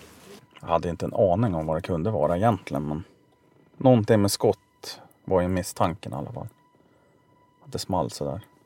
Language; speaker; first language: Swedish; native; Swedish